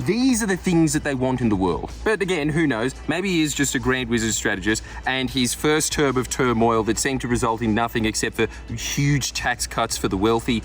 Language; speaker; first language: English; native; English